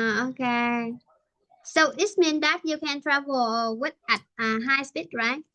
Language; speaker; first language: English; non-native, fluent; Vietnamese